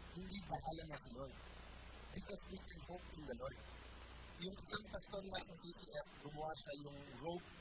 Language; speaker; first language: Filipino; native; Filipino